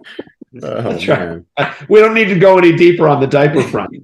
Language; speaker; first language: English; native; English